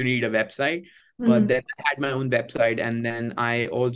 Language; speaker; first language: English; non-native, local second language; Hindi